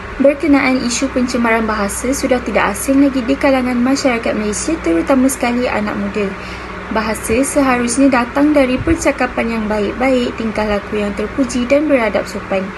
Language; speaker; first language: Malay; native; Malay